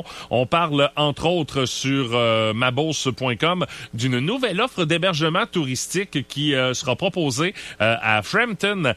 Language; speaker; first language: French; native; French